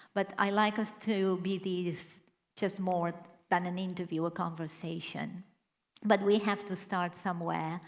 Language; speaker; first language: English; non-native, fluent; Catalan